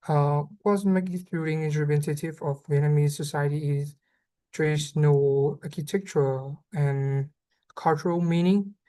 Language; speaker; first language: English; non-native, learner; Vietnamese